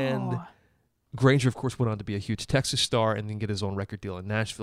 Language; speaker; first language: English; native; English